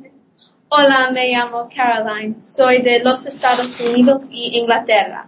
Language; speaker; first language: Spanish; non-native, learner; English